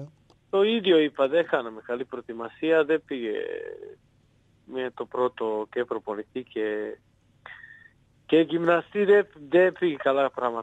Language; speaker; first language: Greek; non-native, fluent; Serbian